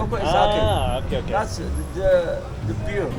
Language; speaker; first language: English; non-native, learner; Arabic